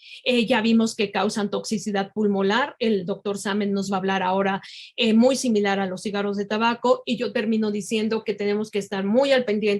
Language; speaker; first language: Spanish; native; Spanish